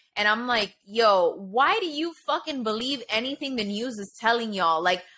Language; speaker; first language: English; native; English